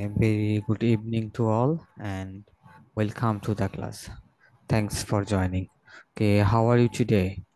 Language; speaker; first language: English; non-native, fluent; Bangla